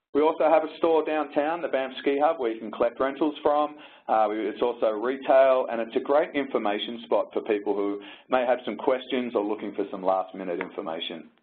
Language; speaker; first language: English; native; English